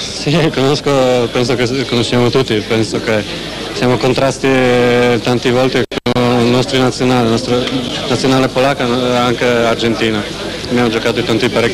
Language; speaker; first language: Italian; non-native, learner; Polish